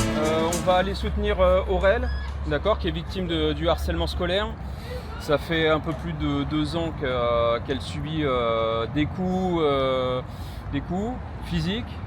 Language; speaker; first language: French; native; French